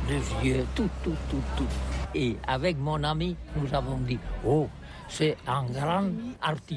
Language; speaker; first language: French; non-native, learner; Catalan